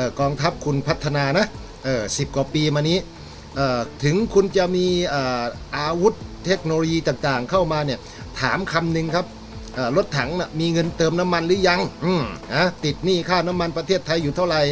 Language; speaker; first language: Thai; native; Thai